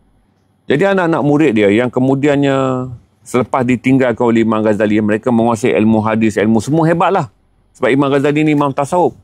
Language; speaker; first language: Malay; native; Malay